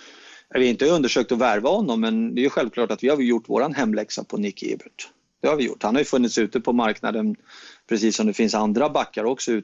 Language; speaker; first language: Swedish; native; Swedish